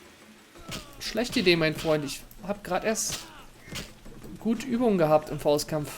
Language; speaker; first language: German; native; German